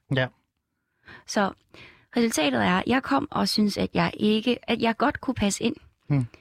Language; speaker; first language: Danish; non-native, fluent; Vietnamese